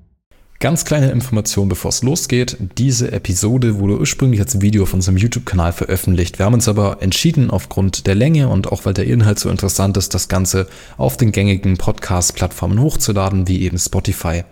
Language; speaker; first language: German; native; German